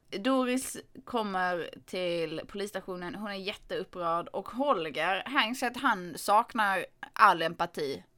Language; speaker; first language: Swedish; native; Swedish